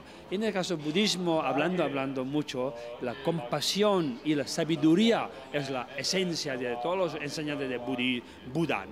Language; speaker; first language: Spanish; non-native, learner; Tibetan